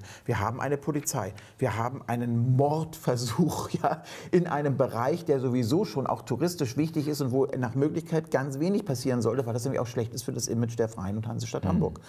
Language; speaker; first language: German; native; German